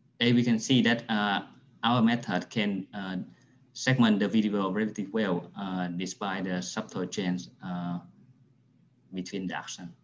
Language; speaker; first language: English; non-native, fluent; Vietnamese